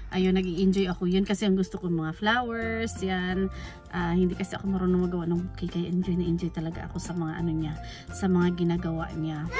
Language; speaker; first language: Filipino; non-native, local second language; Cebuano